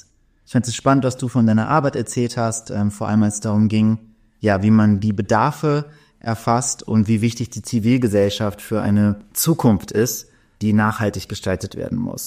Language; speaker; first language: German; native; German